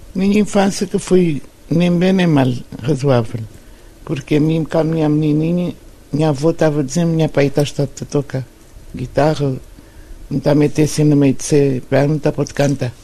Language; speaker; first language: Portuguese; non-native, local second language; Kabuverdianu